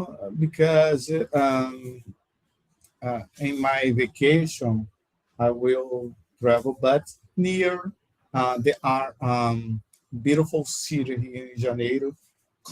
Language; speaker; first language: English; non-native, learner; Portuguese